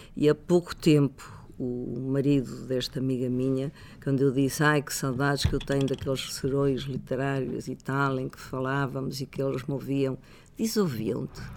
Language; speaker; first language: Portuguese; non-native, fluent; Spanish